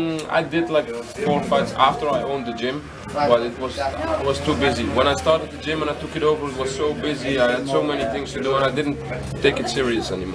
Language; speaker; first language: English; non-native, fluent; Dutch